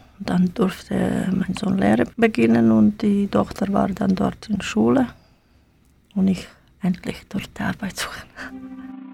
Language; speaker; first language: German; non-native, learner; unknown